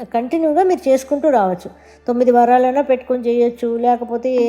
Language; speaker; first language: Telugu; non-native, local second language; Tamil